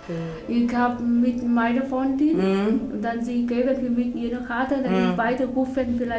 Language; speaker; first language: German; non-native, learner; Korean